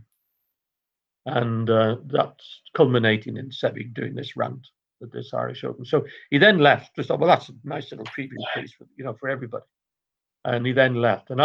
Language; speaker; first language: English; native; English